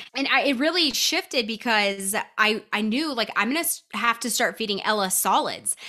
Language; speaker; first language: English; native; English